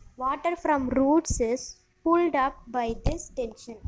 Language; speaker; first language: English; non-native, local second language; Tamil